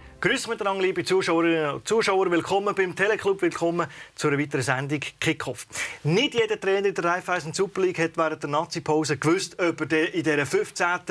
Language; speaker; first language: German; native; German